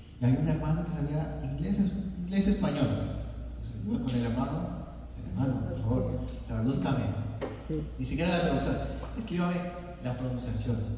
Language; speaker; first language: Spanish; early bilingual, other home language; Korean